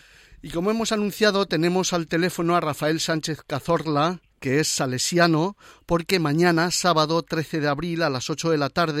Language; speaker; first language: Spanish; native; Spanish